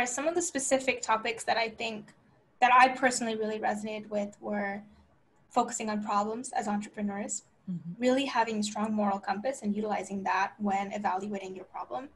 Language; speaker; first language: English; native; English